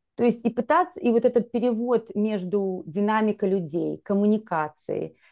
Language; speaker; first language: Russian; native; Russian